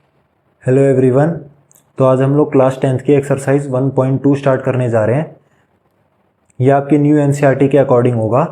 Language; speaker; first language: Hindi; native; Hindi